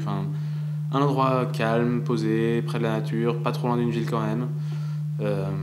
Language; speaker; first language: French; native; French